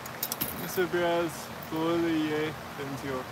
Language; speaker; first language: Turkish; non-native, learner; English